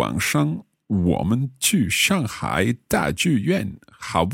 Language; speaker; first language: Chinese; non-native, learner; English